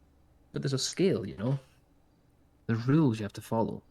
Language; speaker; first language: English; native; English